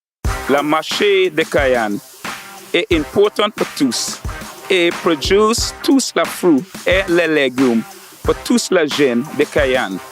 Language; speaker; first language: French; non-native, learner; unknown